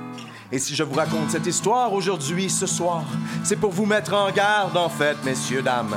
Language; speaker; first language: French; native; French